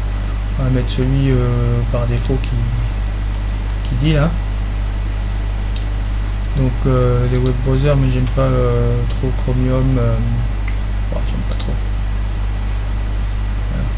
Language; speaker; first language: French; native; French